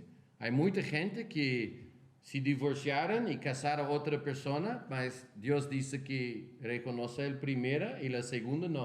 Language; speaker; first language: Spanish; non-native, fluent; Portuguese